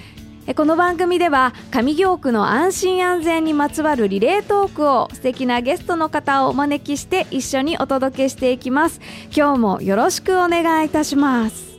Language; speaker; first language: Japanese; native; Japanese